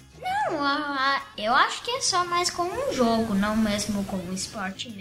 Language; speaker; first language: Portuguese; early bilingual, heritage; Portuguese